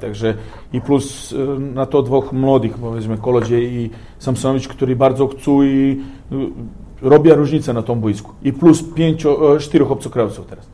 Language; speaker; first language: Polish; non-native, fluent; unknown